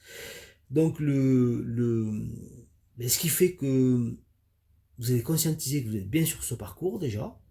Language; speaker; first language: French; native; French